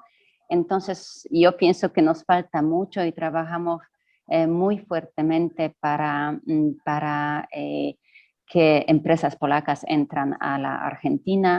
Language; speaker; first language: Spanish; non-native, fluent; Polish